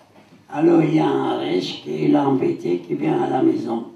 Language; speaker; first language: French; non-native, learner; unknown